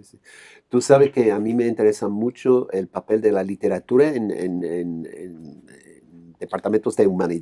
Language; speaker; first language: Spanish; non-native, fluent; English